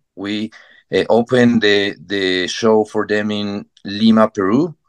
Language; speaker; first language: English; non-native, fluent; Spanish